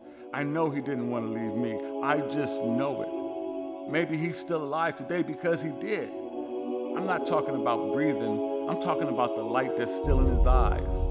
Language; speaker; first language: English; native; English